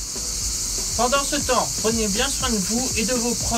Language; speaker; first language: French; native; French